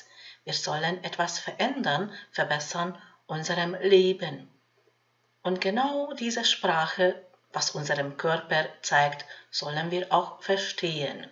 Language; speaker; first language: German; non-native, fluent; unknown